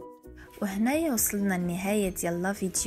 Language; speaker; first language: Arabic; native; Arabic